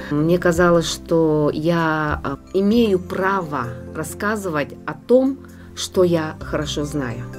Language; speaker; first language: Russian; non-native, local second language; Yakut